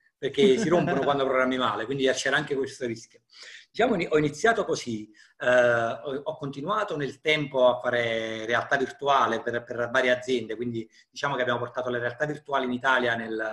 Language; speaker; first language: Italian; native; Italian